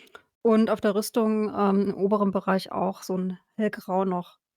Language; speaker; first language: German; native; German